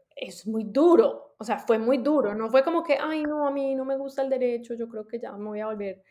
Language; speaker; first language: Spanish; native; Spanish